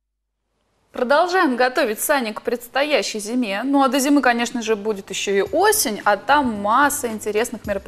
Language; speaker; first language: Russian; native; Russian